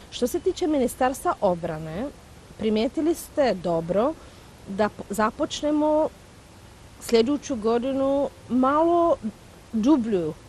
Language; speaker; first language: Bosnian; non-native, fluent; Czech